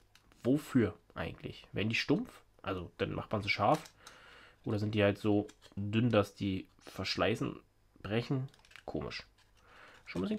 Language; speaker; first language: German; native; German